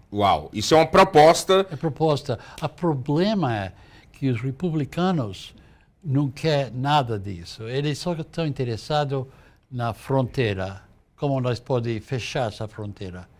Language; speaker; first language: Portuguese; non-native, fluent; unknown